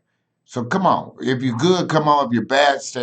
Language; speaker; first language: English; native; English